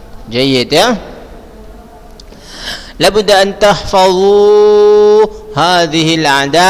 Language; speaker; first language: Arabic; non-native, fluent; Indonesian